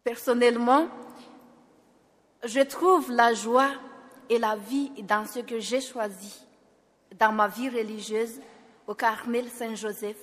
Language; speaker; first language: French; non-native, local second language; Malagasy